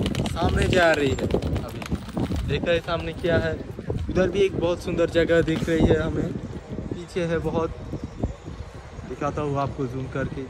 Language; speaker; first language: Hindi; non-native, learner; Bangla